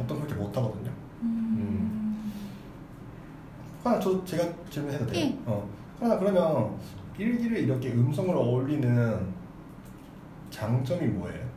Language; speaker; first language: Korean; non-native, fluent; Japanese